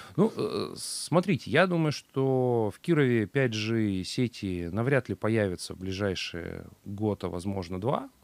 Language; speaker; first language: Russian; native; Russian